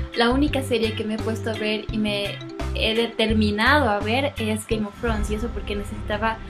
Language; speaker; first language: Spanish; native; Spanish